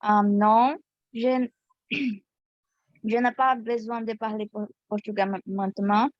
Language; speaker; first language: French; non-native, learner; Portuguese